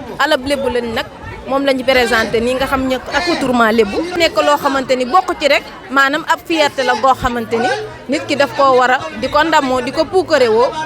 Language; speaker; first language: Wolof; native; Wolof